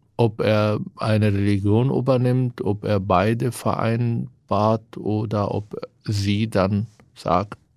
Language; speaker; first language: German; non-native, fluent; Hebrew